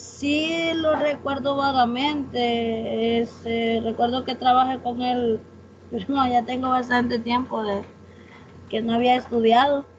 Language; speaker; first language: Spanish; native; Spanish